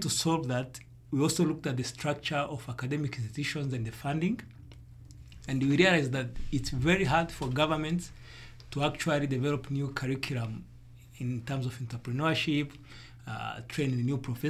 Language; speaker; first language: English; non-native, local second language; Kinyarwanda